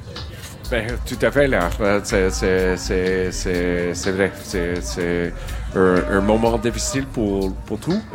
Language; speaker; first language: French; non-native, learner; English